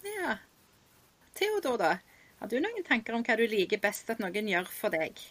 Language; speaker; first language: Norwegian; native; Norwegian